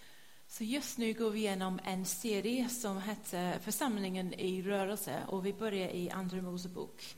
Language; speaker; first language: Swedish; non-native, fluent; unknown